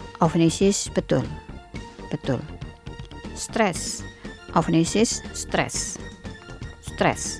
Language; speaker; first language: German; non-native, fluent; Indonesian